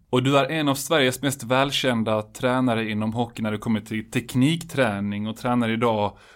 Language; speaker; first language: Swedish; native; Swedish